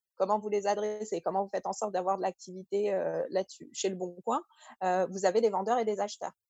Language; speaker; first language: French; early bilingual, other home language; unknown